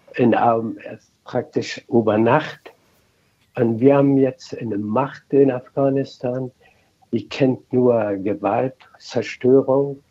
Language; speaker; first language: German; non-native, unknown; Persian